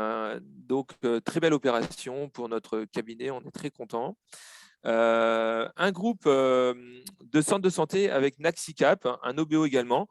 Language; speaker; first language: French; native; French